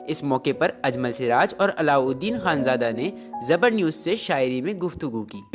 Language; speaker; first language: Urdu; native; Urdu